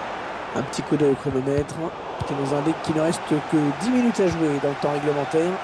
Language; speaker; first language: French; native; French